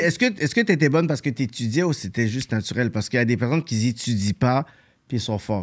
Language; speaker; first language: French; native; French